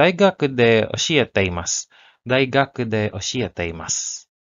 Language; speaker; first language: Japanese; non-native, learner; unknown